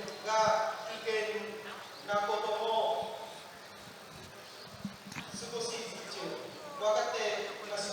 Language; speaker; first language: Japanese; non-native, learner; Vietnamese